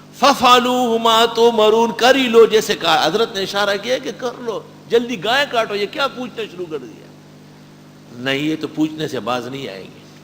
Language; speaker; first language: Urdu; non-native, local second language; Pashto